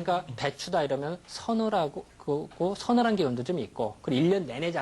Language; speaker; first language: Korean; native; Korean